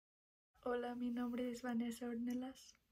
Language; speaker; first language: Spanish; early bilingual, heritage; Spanish